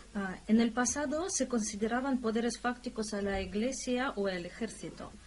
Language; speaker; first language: Spanish; non-native, fluent; Russian